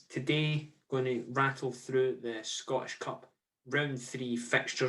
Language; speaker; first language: English; native; English